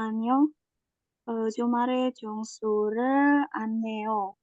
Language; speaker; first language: Korean; non-native, learner; Indonesian